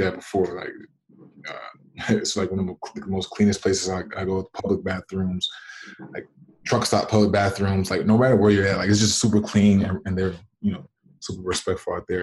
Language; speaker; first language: English; native; English